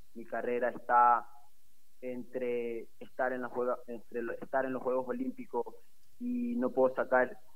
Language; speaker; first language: Spanish; native; Spanish